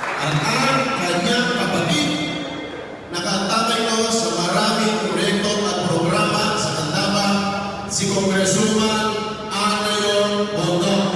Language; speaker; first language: Filipino; non-native, local second language; Pampanga